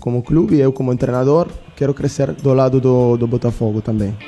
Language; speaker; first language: Portuguese; non-native, learner; Italian